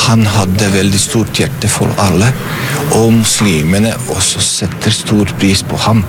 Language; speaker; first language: Norwegian; non-native, fluent; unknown